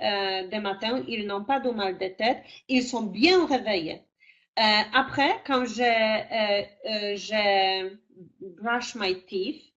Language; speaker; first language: French; non-native, fluent; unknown